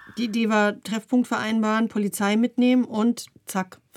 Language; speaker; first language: German; native; German